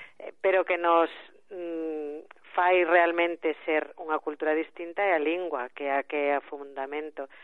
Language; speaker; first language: Galician; native; Galician